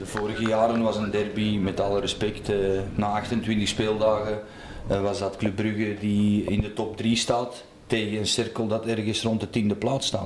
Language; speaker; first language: Dutch; native; Dutch